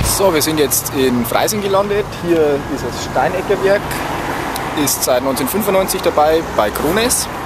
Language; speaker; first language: German; native; German